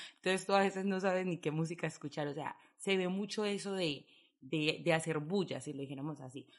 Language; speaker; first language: Spanish; native; Spanish